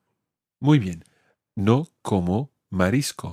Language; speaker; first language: Spanish; non-native, fluent; English